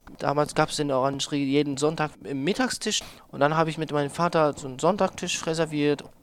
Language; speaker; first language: German; non-native, fluent; Japanese